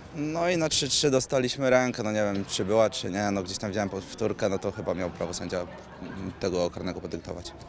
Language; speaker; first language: Polish; native; Polish